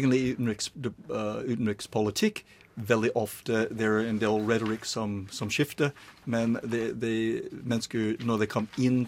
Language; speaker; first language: Norwegian; non-native, learner; English